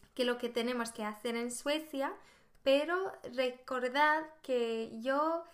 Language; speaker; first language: Spanish; non-native, fluent; Swedish